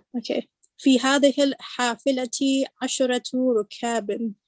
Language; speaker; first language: Arabic; non-native, learner; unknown